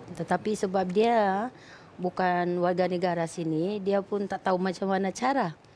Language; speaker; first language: Malay; non-native, fluent; Filipino